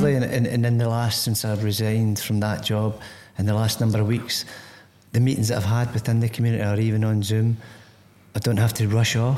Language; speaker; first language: English; native; English